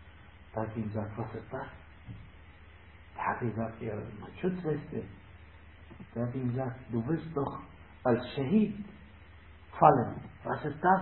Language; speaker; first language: German; non-native, fluent; Arabic